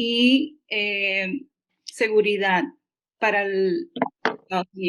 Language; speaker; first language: Spanish; early bilingual, heritage; Spanish